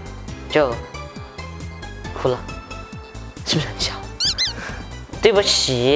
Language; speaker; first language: Chinese; native; Chinese